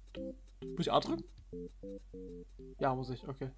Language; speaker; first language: German; native; German